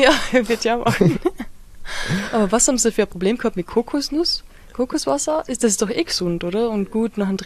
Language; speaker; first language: German; native; German